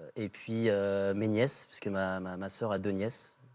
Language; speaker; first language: French; native; French